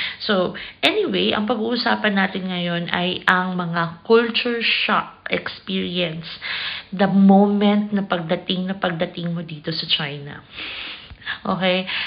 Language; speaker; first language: Filipino; non-native, local second language; Cebuano